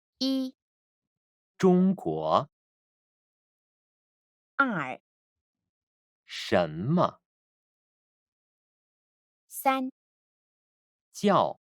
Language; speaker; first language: Chinese; non-native, fluent; Korean